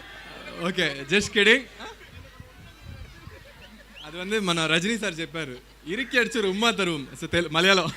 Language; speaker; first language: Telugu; non-native, fluent; Tamil